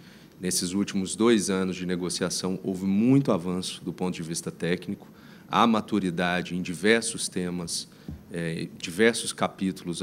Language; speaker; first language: Portuguese; native; Portuguese